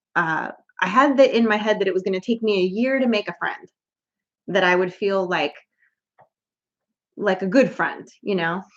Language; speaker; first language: English; native; English